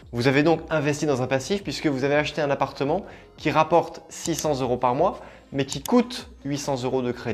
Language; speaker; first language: French; native; French